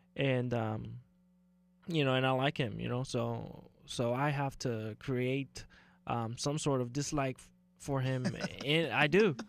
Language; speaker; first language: English; native; English